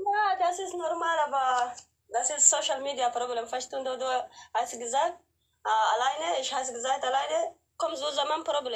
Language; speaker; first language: German; non-native, learner; Oromo